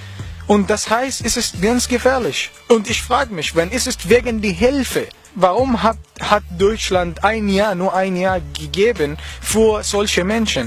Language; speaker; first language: German; non-native, learner; Arabic